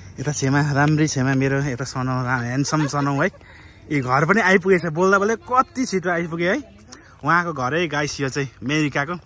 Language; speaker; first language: Nepali; native; Nepali